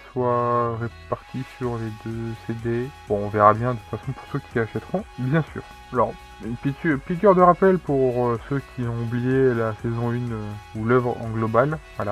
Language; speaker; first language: French; native; French